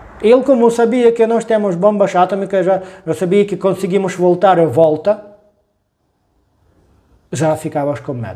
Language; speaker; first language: Portuguese; non-native, learner; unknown